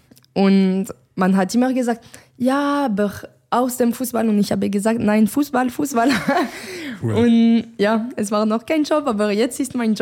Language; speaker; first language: German; non-native, learner; French